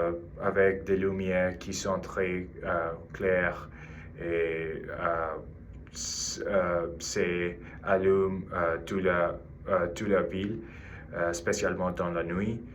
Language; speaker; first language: French; non-native, learner; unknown